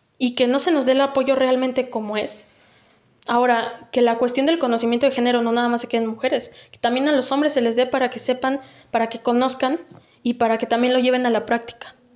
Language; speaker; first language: Spanish; native; Spanish